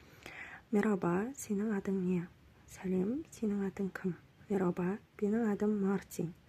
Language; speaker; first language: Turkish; non-native, fluent; Kazakh